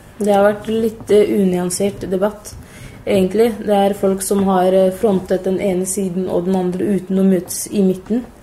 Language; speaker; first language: Norwegian; early bilingual, other home language; Somali